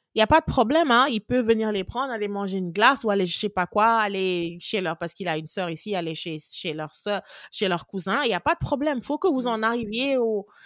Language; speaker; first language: French; non-native, local second language; Wolof